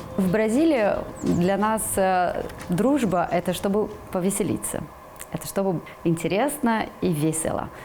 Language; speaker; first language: Russian; non-native, fluent; Portuguese